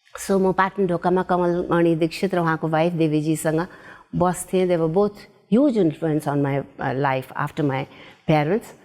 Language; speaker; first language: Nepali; early bilingual, heritage; Nepali